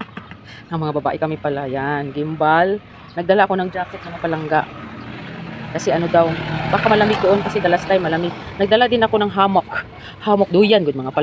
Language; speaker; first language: Filipino; non-native, local second language; Cebuano